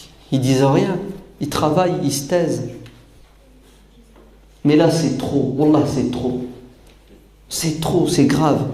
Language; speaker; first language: French; native; French